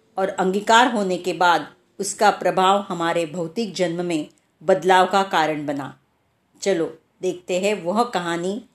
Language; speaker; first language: Hindi; non-native, local second language; Marathi